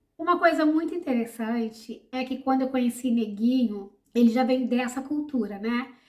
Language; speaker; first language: Portuguese; native; Portuguese